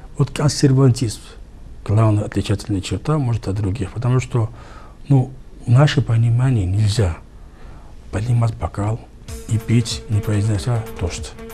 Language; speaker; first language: Russian; non-native, local second language; Georgian